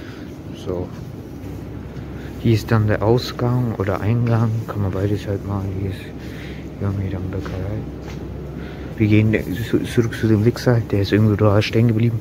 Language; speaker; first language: German; early bilingual, other home language; Turkish